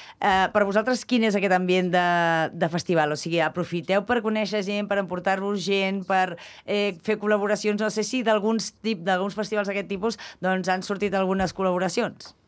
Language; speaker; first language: Catalan; native; Catalan